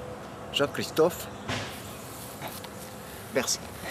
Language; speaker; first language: French; non-native, learner; Spanish